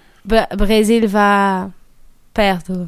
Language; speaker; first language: French; non-native, learner; Portuguese